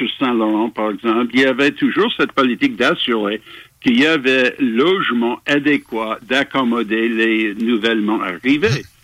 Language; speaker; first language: French; non-native, fluent; English